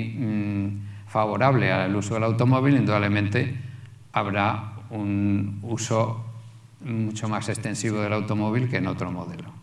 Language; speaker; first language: Spanish; native; Spanish